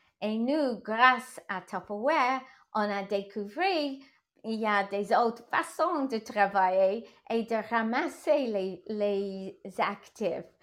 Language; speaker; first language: French; non-native, learner; English